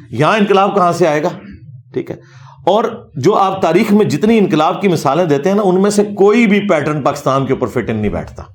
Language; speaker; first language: Urdu; native; Urdu